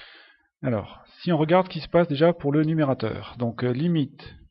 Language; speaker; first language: French; native; French